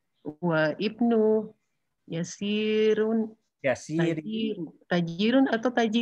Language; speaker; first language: Arabic; non-native, learner; Indonesian